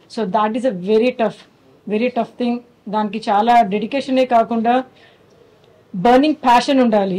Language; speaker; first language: Telugu; early bilingual, heritage; Telugu